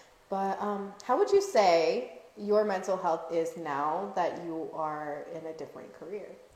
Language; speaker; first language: English; early bilingual, other home language; Spanish